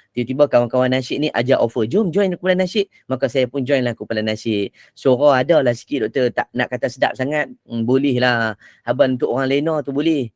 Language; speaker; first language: Malay; native; Malay